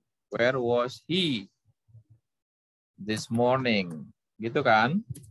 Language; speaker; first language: English; non-native, fluent; Indonesian